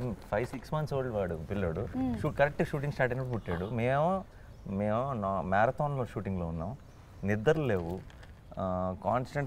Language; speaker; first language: Telugu; native; Telugu